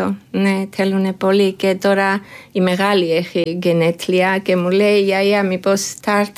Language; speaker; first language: Greek; non-native, learner; Georgian